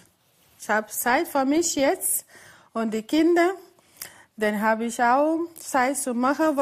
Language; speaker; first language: German; non-native, learner; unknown